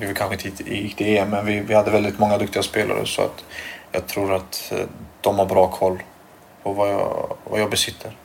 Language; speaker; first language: Swedish; early bilingual, other home language; Albanian